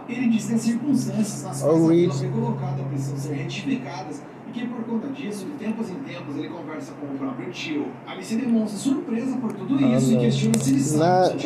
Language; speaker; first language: Portuguese; native; Portuguese